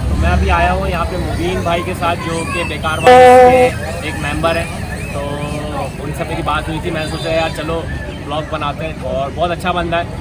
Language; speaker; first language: Urdu; native; Urdu